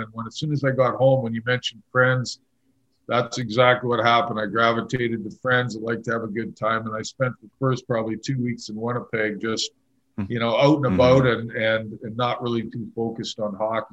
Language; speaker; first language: English; native; English